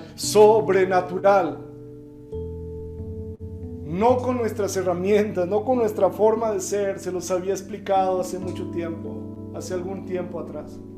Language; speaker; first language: Spanish; native; Spanish